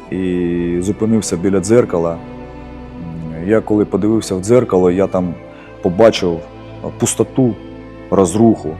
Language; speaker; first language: Ukrainian; early bilingual, other home language; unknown